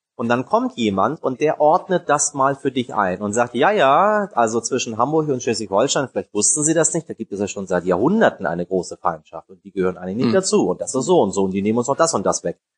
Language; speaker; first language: German; early bilingual, other home language; Persian